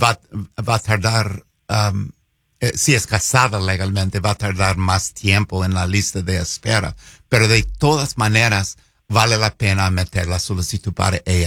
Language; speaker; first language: Spanish; non-native, fluent; English